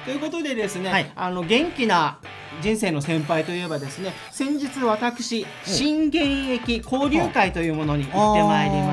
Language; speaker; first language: Japanese; native; Japanese